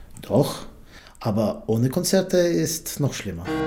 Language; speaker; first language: German; non-native, fluent; Russian